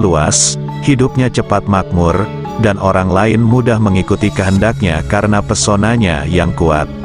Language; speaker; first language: Indonesian; non-native, local second language; Javanese